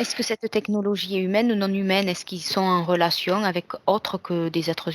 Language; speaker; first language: French; native; French